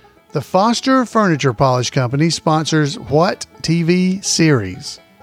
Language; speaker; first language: English; native; English